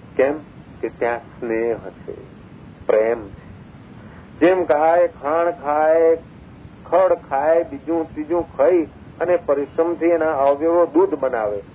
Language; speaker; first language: Gujarati; non-native, local second language; Sindhi